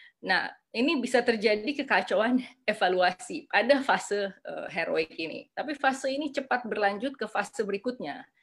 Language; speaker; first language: Indonesian; native; Indonesian